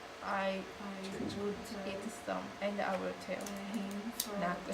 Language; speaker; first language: English; non-native, learner; Chinese